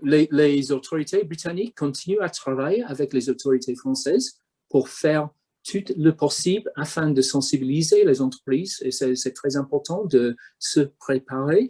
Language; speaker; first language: French; non-native, fluent; English